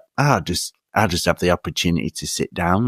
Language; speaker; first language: English; native; English